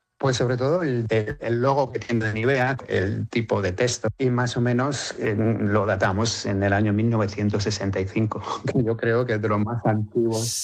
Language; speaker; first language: Spanish; native; Spanish